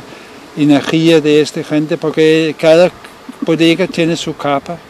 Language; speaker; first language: Spanish; non-native, learner; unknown